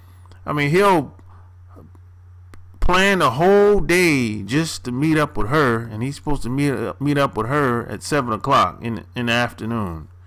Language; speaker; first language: English; native; English